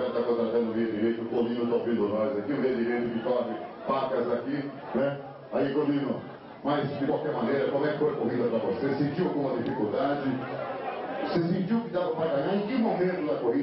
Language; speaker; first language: Portuguese; native; Portuguese